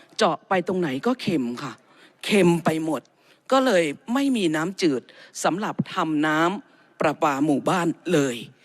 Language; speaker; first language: Thai; native; Thai